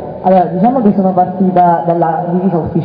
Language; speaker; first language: Italian; native; Italian